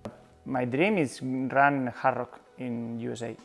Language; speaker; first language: English; non-native, learner; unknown